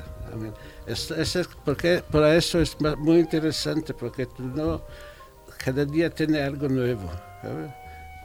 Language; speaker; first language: Spanish; non-native, fluent; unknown